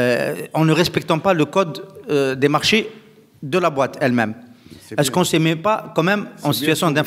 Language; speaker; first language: French; non-native, local second language; Arabic